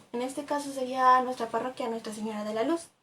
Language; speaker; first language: Spanish; native; Spanish